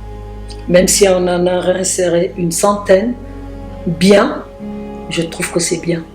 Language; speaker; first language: French; non-native, local second language; Wolof